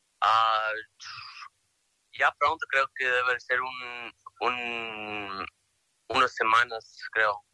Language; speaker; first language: Spanish; early bilingual, heritage; Spanish